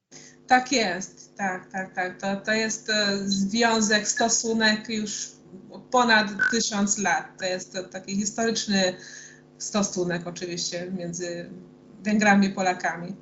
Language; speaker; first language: Polish; non-native, fluent; Hungarian